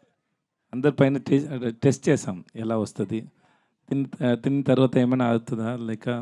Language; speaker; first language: Telugu; non-native, learner; Tamil